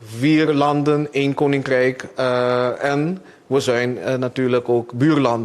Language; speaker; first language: Dutch; non-native, local second language; Papiamento